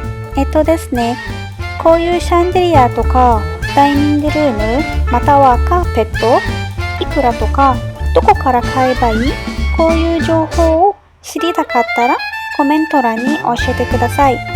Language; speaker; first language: Japanese; non-native, fluent; Arabic